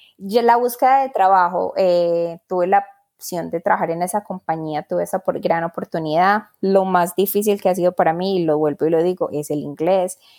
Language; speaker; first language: Spanish; native; Spanish